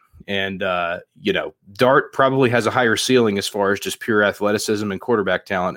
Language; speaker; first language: English; native; English